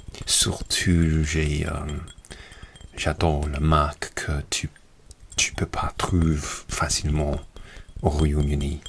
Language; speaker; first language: French; non-native, learner; English